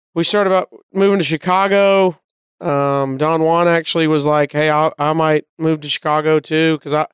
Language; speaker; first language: English; native; English